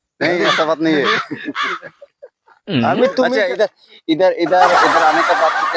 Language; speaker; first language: Hindi; non-native, learner; Bangla